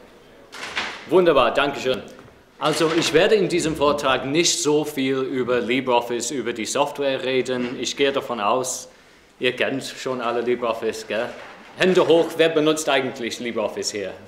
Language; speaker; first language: German; non-native, fluent; English